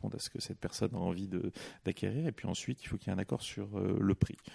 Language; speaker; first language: French; native; French